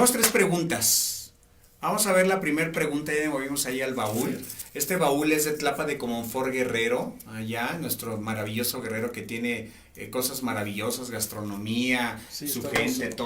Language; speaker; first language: Spanish; native; Spanish